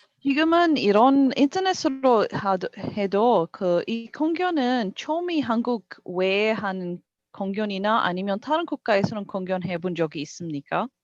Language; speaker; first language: Korean; non-native, learner; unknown